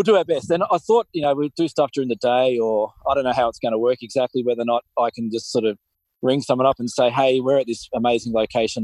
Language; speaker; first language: English; native; English